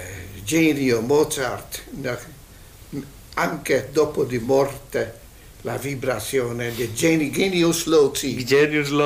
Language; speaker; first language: Italian; non-native, learner; Hungarian